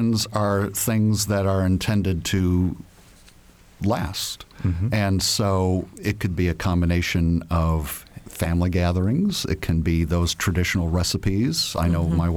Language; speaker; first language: English; native; English